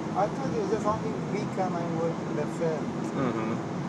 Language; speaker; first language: English; non-native, learner; Persian